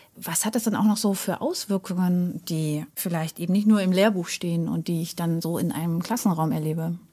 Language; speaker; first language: German; native; German